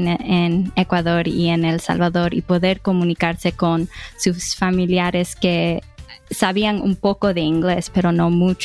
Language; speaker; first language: Spanish; early bilingual, heritage; English